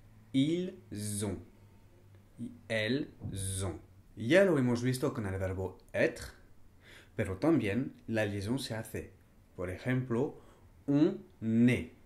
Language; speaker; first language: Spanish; non-native, fluent; French